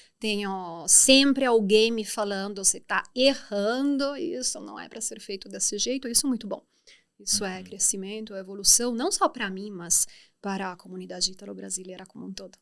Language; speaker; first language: Portuguese; non-native, fluent; Italian